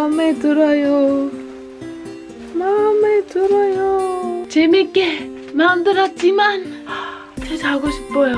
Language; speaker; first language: Korean; non-native, learner; English